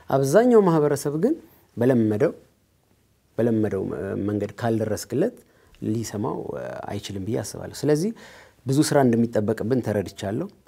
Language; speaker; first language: Amharic; native; Amharic